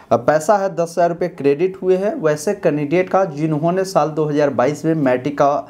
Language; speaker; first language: Hindi; native; Hindi